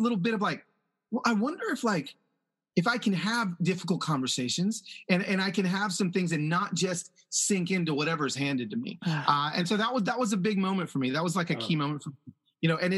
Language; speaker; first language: English; early bilingual, other home language; Spanish